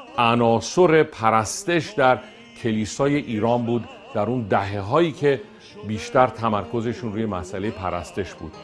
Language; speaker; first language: Persian; native; Persian